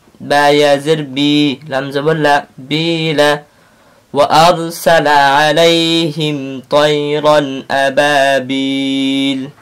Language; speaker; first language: Arabic; non-native, learner; Bangla